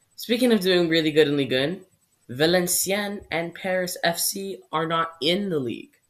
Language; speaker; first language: English; native; English